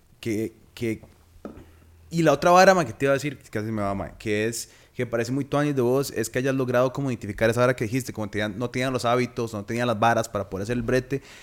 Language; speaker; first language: Spanish; native; Spanish